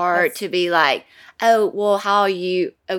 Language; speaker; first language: English; non-native, fluent; Chinese